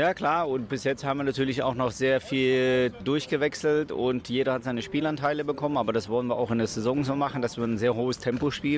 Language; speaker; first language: German; native; German